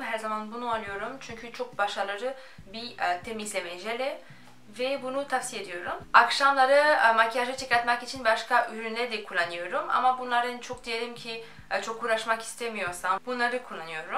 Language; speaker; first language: Turkish; non-native, fluent; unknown